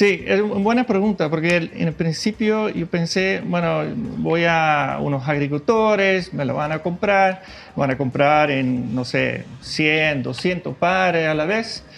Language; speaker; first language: Spanish; non-native, fluent; Dutch